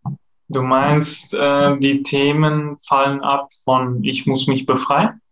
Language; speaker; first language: German; non-native, fluent; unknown